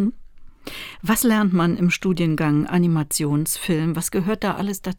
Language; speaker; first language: German; native; German